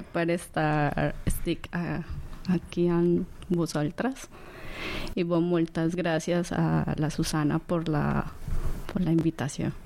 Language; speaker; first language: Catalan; non-native, learner; Spanish